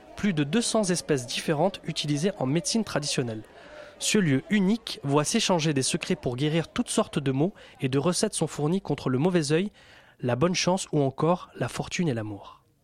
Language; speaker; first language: French; native; French